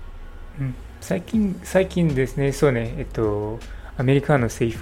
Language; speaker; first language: Japanese; non-native, learner; English